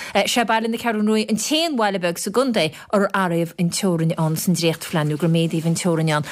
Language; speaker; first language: Irish; native; Irish